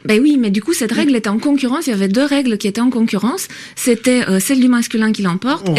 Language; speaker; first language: French; native; French